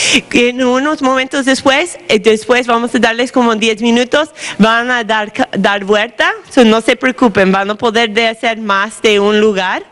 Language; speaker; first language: Spanish; non-native, fluent; English